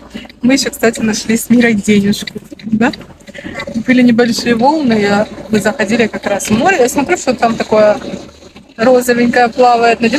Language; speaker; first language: Russian; native; Russian